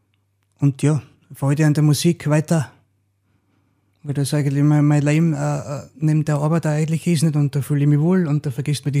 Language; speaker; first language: German; native; German